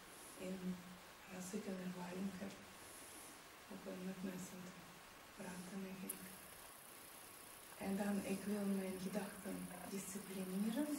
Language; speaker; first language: Dutch; non-native, learner; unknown